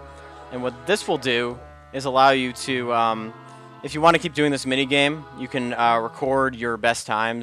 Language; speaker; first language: English; native; English